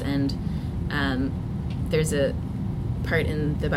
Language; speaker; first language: English; native; English